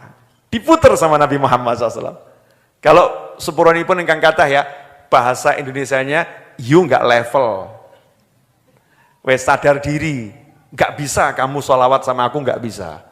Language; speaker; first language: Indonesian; native; Indonesian